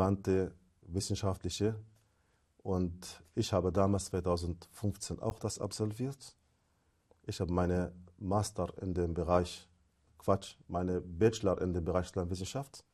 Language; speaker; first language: German; non-native, fluent; Arabic